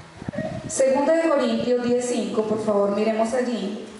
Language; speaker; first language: Spanish; native; Spanish